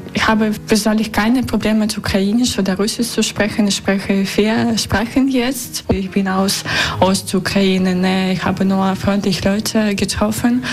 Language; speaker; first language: German; non-native, learner; Russian